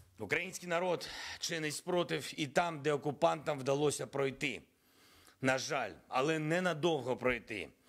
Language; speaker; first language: Ukrainian; non-native, local second language; Russian